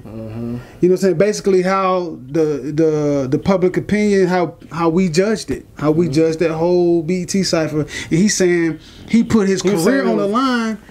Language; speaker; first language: English; native; English